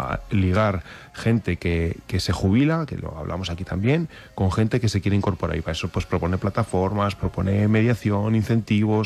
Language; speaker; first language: Spanish; native; Spanish